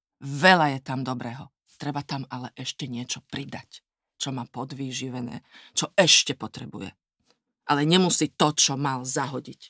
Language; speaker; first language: Slovak; native; Slovak